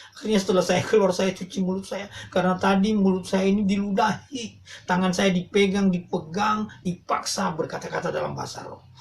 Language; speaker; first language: Indonesian; non-native, local second language; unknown